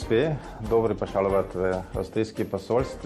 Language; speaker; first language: Russian; non-native, fluent; German